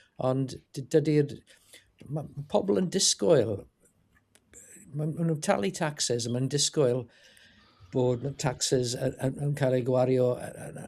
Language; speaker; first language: Welsh; non-native, learner; English